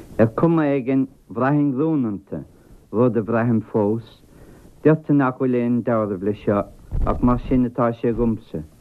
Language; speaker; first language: Irish; non-native, local second language; English